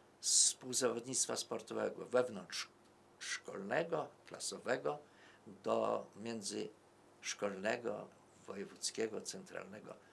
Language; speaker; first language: Polish; native; Polish